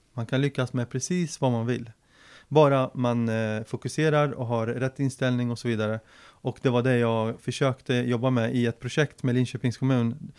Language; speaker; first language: Swedish; early bilingual, other home language; Arabic